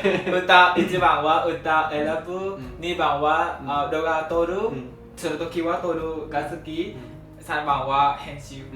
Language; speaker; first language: Japanese; non-native, learner; Vietnamese